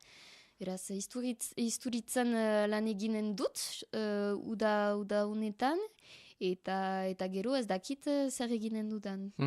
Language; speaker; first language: Basque; non-native, learner; French